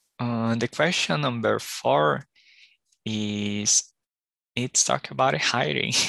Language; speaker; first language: English; non-native, learner; Portuguese